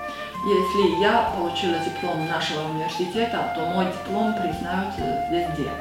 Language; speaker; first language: Russian; non-native, fluent; Chinese